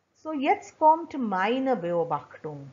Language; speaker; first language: German; non-native, fluent; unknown